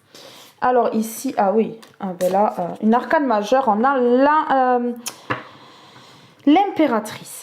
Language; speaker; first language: French; native; French